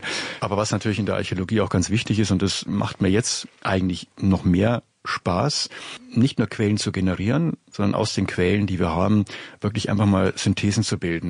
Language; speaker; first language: German; native; German